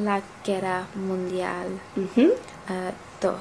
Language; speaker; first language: Spanish; non-native, learner; English